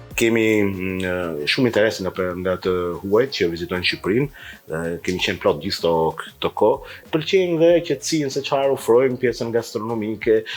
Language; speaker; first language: Albanian; native; Albanian